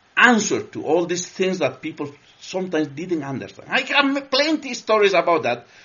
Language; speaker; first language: English; non-native, learner; Spanish